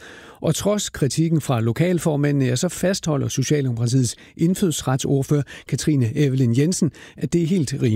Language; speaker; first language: Danish; native; Danish